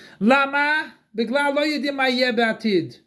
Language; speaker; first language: Hebrew; non-native, fluent; English